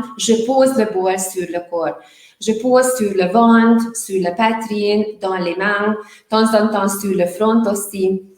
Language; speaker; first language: French; non-native, learner; Hungarian